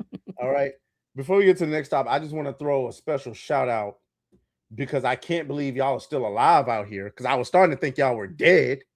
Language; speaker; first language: English; native; English